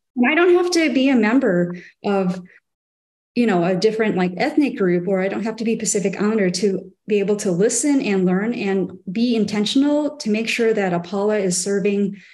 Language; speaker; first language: English; native; English